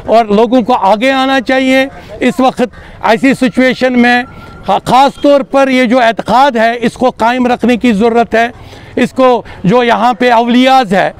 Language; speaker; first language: Hindi; non-native, local second language; Kashmiri